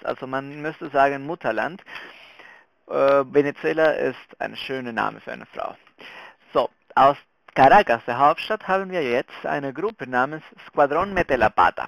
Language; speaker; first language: German; non-native, fluent; Spanish